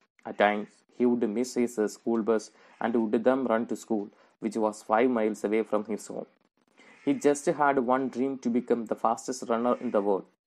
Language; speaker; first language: English; non-native, local second language; Malayalam